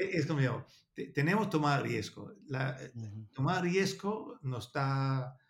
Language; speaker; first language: Spanish; non-native, learner; Danish